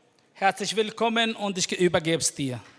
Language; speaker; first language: German; non-native, fluent; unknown